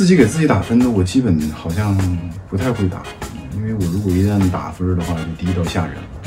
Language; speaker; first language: Chinese; native; Chinese